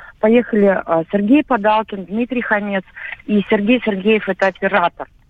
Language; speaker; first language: Russian; native; Russian